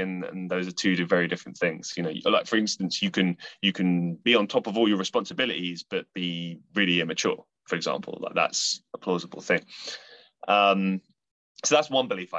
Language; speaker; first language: English; native; English